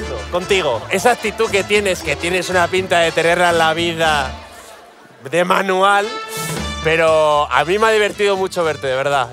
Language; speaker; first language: Spanish; native; Spanish